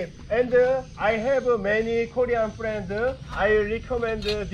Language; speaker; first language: English; non-native, learner; Korean